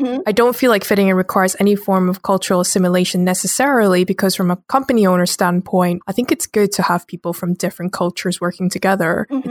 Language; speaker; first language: English; native; English